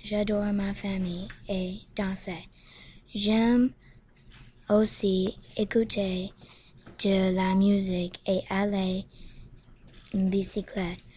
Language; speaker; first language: French; non-native, learner; English